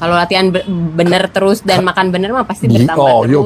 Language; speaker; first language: Indonesian; native; Indonesian